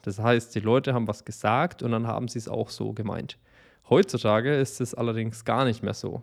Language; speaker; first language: German; native; German